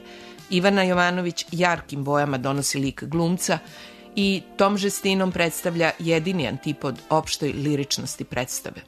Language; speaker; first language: Serbian; native; Serbian